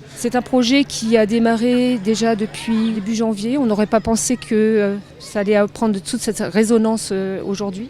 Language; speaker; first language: French; native; French